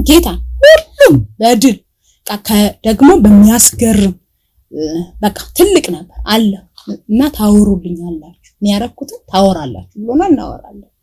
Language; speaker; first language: Amharic; native; Amharic